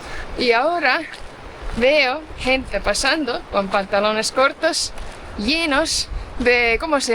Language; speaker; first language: Spanish; non-native, fluent; Portuguese